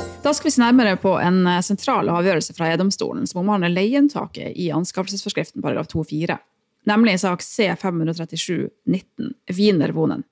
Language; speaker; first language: Norwegian; native; Norwegian